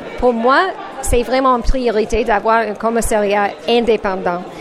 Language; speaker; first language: French; non-native, learner; English